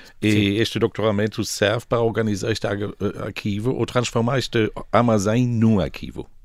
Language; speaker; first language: Portuguese; non-native, fluent; German